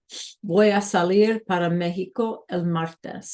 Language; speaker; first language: Spanish; non-native, fluent; English